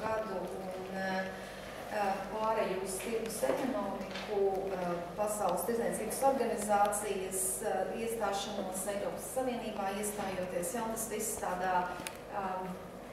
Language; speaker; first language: Latvian; native; Latvian